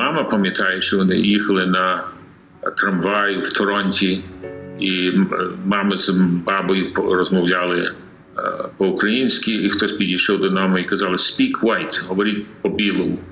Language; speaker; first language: Ukrainian; early bilingual, heritage; English